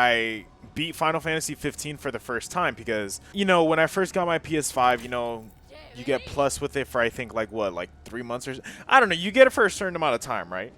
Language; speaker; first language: English; native; English